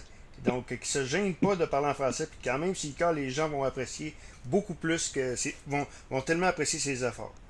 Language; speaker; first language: French; native; French